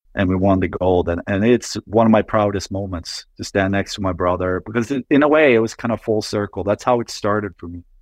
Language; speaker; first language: English; non-native, fluent; Swedish